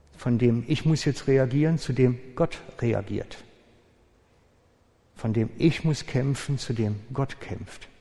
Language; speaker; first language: German; native; German